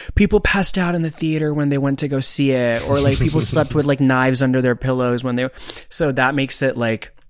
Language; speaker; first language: English; non-native, local second language; Hindi